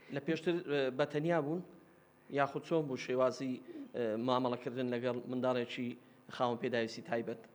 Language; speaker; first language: Central Kurdish; native; Central Kurdish